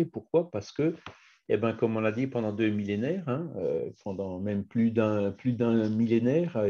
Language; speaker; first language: French; native; French